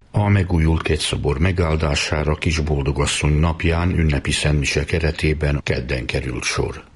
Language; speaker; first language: Hungarian; native; Hungarian